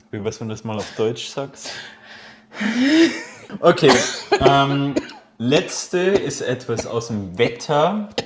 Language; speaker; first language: German; native; German